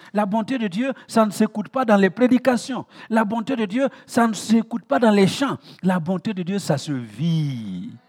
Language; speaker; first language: French; non-native, local second language; Mossi